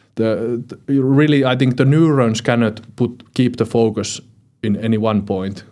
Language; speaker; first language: English; non-native, fluent; Finnish